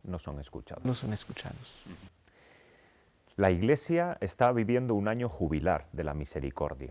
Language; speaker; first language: Spanish; native; Spanish